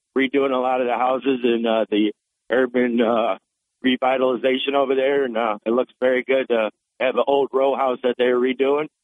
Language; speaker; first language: English; native; English